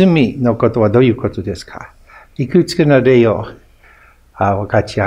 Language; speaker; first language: Japanese; non-native, fluent; English